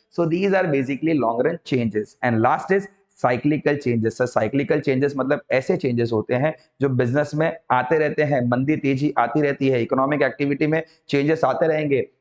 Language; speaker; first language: Hindi; native; Hindi